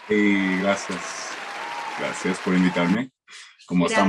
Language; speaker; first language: Spanish; non-native, fluent; English